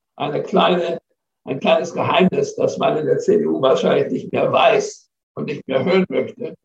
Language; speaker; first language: German; non-native, fluent; English